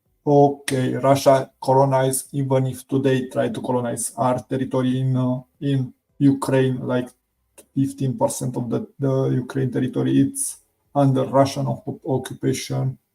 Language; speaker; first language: English; non-native, learner; Romanian